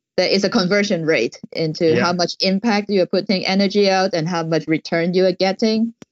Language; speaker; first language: English; non-native, local second language; Cantonese